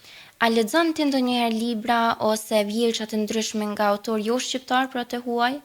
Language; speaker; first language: Albanian; native; Albanian